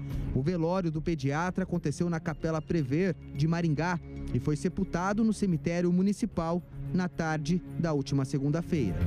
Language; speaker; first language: Portuguese; native; Portuguese